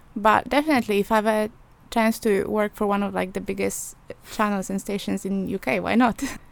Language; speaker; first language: English; non-native, fluent; Polish